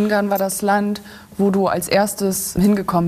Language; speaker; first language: German; native; German